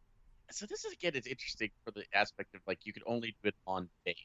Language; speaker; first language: English; native; English